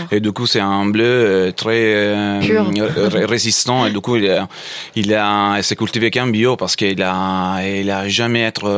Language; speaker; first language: French; non-native, fluent; Italian